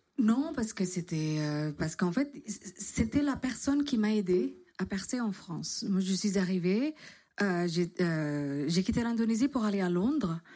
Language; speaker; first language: French; non-native, fluent; Indonesian